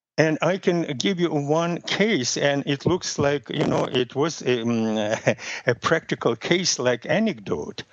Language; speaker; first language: English; non-native, fluent; Russian